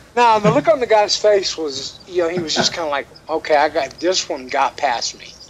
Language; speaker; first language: English; native; English